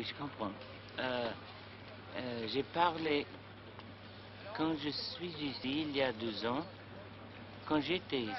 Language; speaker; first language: French; non-native, learner; English